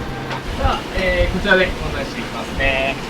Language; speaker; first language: Japanese; native; Japanese